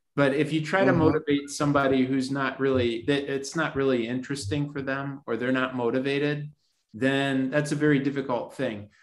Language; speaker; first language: English; native; English